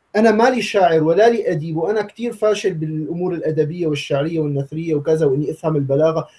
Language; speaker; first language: Arabic; native; Arabic